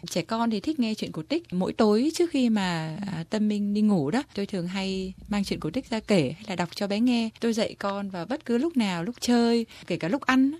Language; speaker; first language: Vietnamese; native; Vietnamese